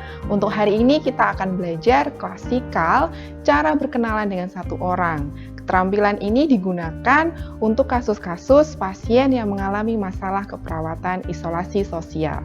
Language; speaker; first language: Indonesian; native; Indonesian